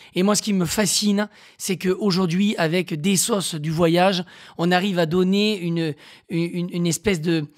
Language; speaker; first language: French; native; French